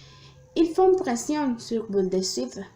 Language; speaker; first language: French; non-native, learner; Spanish